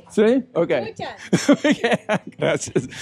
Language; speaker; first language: Spanish; non-native, learner; English